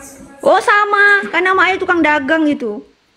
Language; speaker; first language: Indonesian; native; Indonesian